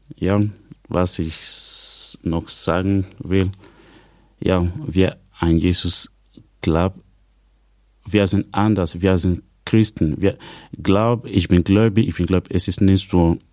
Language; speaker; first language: German; non-native, fluent; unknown